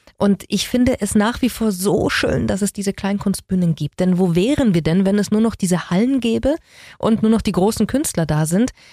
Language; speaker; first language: German; native; German